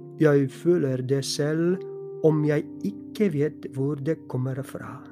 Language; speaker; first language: Norwegian; non-native, fluent; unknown